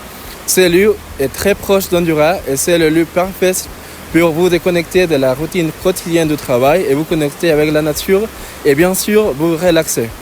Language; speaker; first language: French; non-native, learner; Spanish